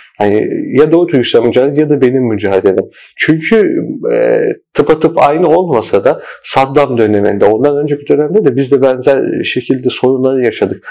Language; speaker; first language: Turkish; early bilingual, heritage; Turkish